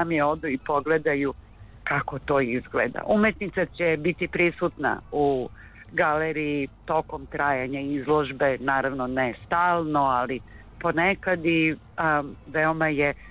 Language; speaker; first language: Serbian; native; Serbian